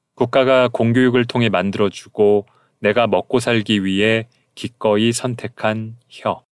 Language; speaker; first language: Korean; native; Korean